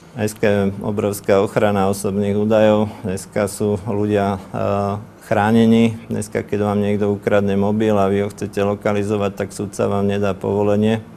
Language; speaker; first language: Slovak; native; Slovak